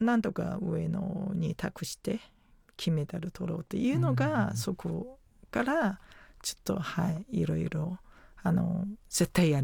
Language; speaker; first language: Japanese; non-native, fluent; Chinese